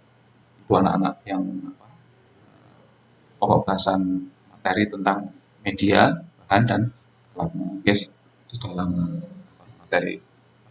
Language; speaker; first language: Indonesian; non-native, local second language; Javanese